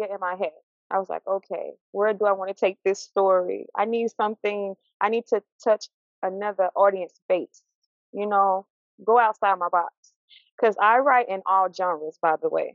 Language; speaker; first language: English; native; English